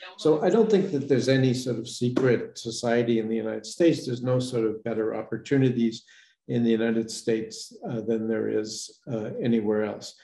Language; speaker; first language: English; native; English